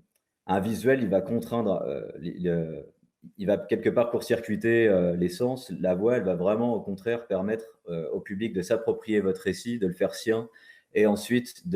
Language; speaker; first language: French; native; French